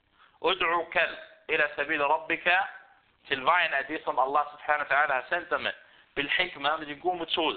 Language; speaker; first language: Danish; non-native, fluent; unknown